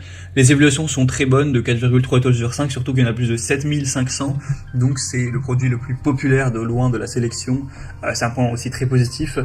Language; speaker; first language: French; native; French